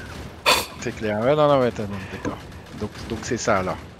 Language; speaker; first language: French; native; French